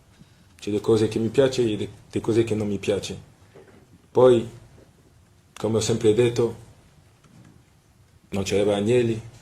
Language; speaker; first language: Italian; non-native, fluent; French